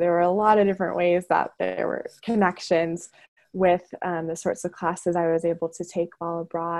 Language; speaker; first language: English; native; English